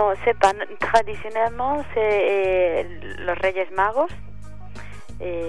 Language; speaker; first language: French; non-native, learner; Spanish